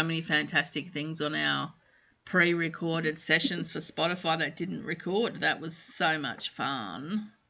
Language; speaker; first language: English; native; English